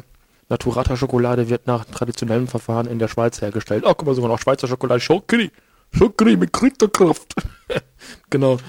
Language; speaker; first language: German; native; German